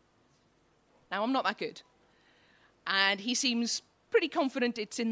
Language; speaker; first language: English; native; English